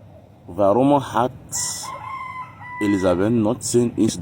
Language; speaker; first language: German; non-native, learner; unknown